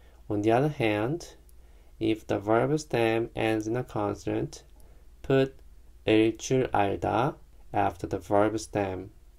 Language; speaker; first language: English; non-native, fluent; Korean